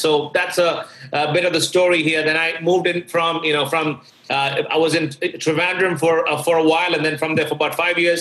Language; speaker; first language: English; non-native, local second language; Malayalam